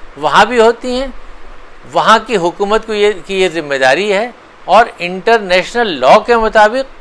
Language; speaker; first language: Hindi; native; Hindi